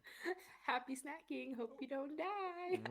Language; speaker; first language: English; native; English